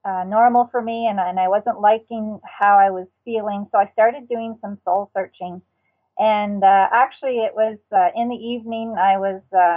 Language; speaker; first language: English; native; English